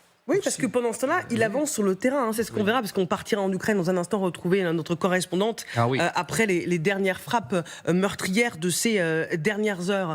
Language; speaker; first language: French; native; French